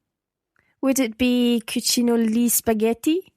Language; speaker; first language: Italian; non-native, learner; English